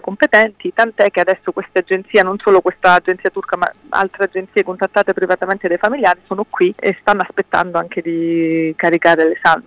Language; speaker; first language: Italian; native; Italian